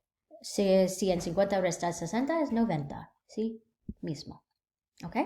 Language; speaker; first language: Spanish; non-native, learner; English